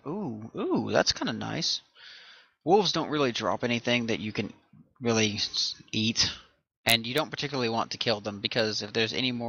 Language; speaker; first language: English; native; English